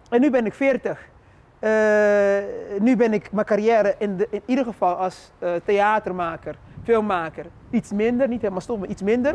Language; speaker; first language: Dutch; early bilingual, other home language; Papiamento